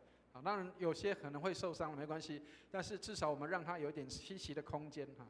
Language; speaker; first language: Chinese; native; Chinese